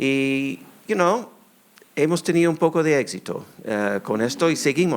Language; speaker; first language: Spanish; non-native, fluent; English